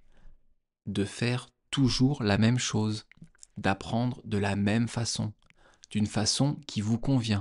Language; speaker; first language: French; native; French